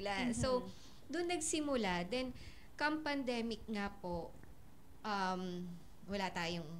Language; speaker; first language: Filipino; native; Filipino